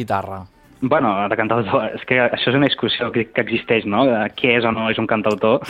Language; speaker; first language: Catalan; native; Catalan